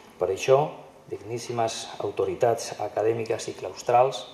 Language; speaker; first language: Catalan; native; Catalan